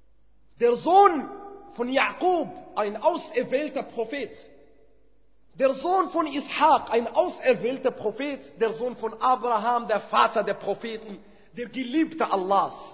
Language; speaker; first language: German; non-native, fluent; Arabic